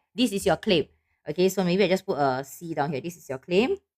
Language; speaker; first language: English; native; English